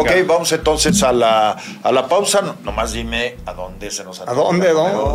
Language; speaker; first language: Spanish; native; Spanish